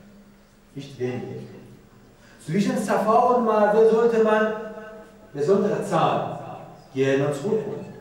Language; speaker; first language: German; non-native, fluent; Persian